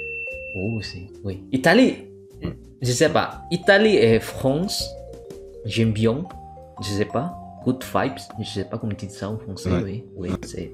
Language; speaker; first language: French; non-native, learner; Indonesian